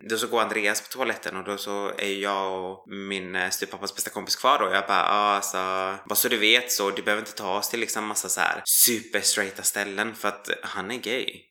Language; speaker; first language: Swedish; native; Swedish